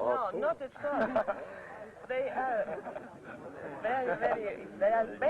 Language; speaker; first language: English; non-native, learner; French